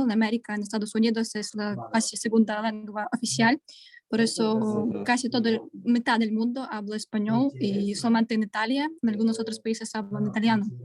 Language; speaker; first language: Spanish; non-native, learner; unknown